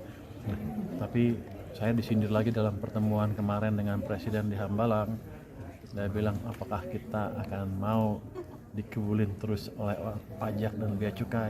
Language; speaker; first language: Indonesian; native; Indonesian